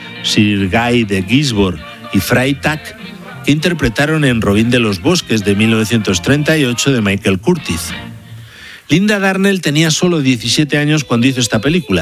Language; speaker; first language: Spanish; native; Spanish